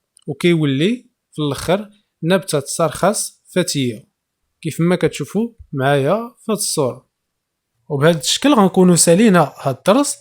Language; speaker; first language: Arabic; native; Arabic